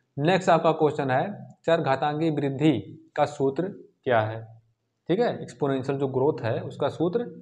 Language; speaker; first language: Hindi; native; Hindi